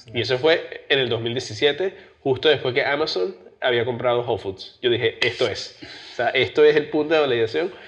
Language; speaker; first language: Spanish; early bilingual, heritage; Spanish